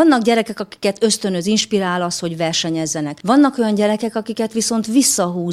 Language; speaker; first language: Hungarian; native; Hungarian